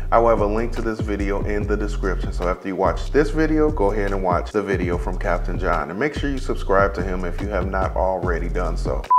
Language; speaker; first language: English; native; English